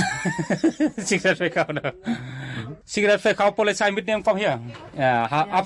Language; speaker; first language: German; non-native, learner; Vietnamese